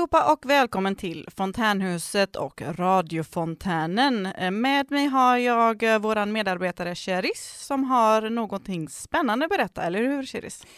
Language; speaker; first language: Swedish; native; Swedish